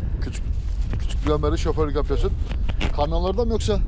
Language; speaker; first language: Turkish; native; Turkish